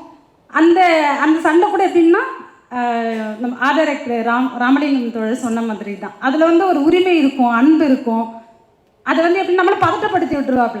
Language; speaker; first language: Tamil; native; Tamil